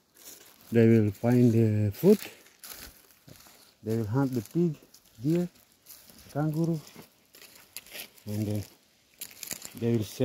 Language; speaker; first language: English; non-native, learner; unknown